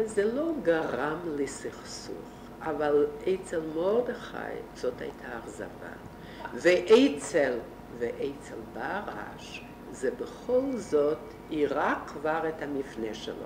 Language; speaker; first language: Hebrew; non-native, fluent; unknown